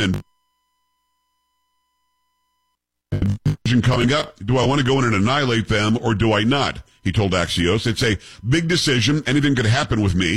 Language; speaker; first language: English; native; English